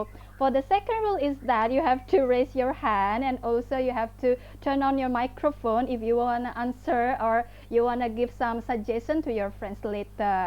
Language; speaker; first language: English; non-native, fluent; Indonesian